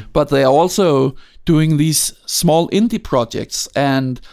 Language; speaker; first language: English; non-native, fluent; Danish